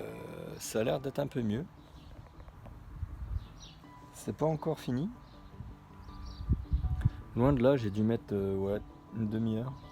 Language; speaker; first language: French; native; French